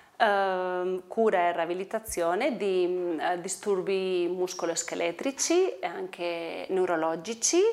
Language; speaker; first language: Italian; non-native, fluent; Spanish